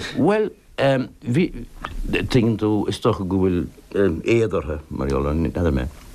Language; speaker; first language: Irish; non-native, local second language; English